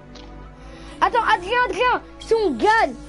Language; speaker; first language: French; native; French